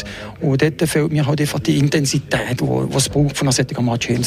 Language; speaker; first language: German; native; German